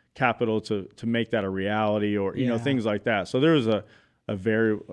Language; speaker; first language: English; native; English